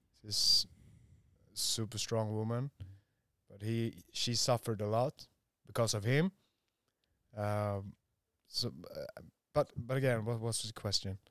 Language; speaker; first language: English; non-native, fluent; Swedish